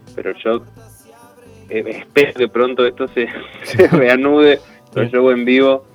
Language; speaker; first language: Spanish; native; Spanish